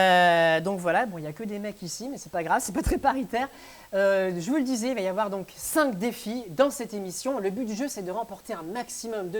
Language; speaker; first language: French; native; French